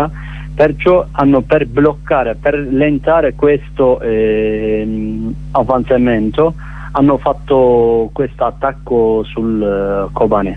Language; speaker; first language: Italian; non-native, learner; Kurdish